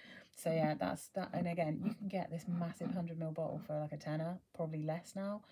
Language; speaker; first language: English; native; English